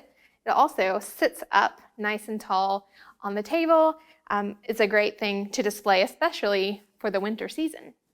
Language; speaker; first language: English; native; English